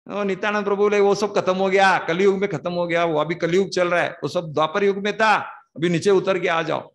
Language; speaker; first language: Hindi; non-native, local second language; Kannada